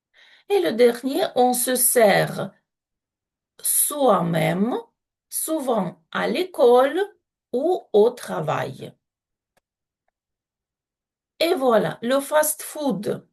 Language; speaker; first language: French; non-native, fluent; Ukrainian